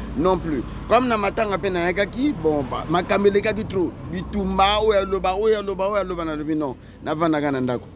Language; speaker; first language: Lingala; native; Lingala